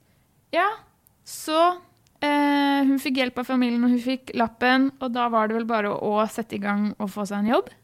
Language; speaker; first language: Norwegian; native; Norwegian